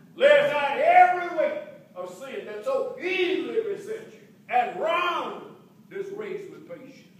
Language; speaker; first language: English; native; English